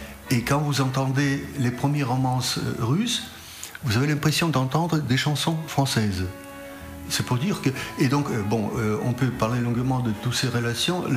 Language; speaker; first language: French; non-native, fluent; Russian